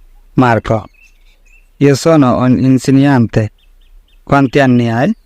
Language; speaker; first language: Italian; non-native, learner; Bangla